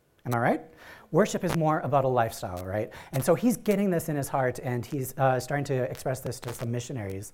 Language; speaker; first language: English; native; English